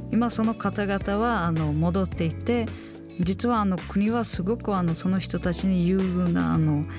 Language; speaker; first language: Japanese; non-native, fluent; Uzbek